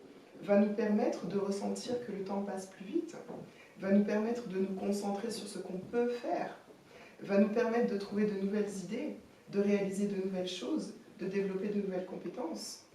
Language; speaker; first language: French; native; French